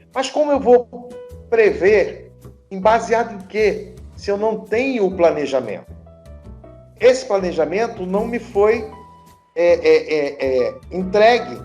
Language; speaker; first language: Portuguese; native; Portuguese